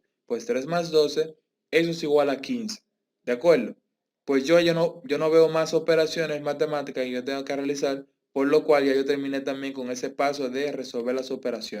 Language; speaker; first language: Spanish; native; Spanish